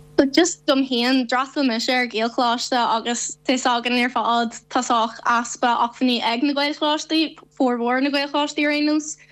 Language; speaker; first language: Irish; non-native, local second language; English